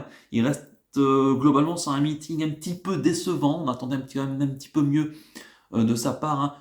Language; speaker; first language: French; native; French